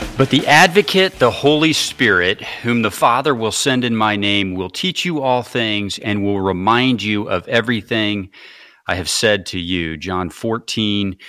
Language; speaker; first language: English; native; English